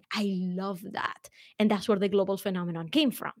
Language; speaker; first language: English; non-native, fluent; Spanish